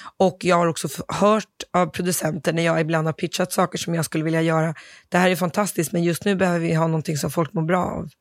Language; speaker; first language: Swedish; early bilingual, other home language; English